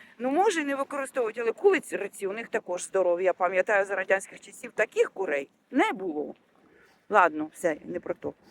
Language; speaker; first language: Ukrainian; non-native, local second language; Russian